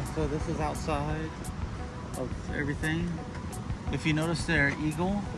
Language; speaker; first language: English; native; English